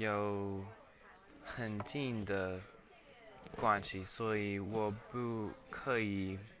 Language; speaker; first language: Chinese; non-native, learner; English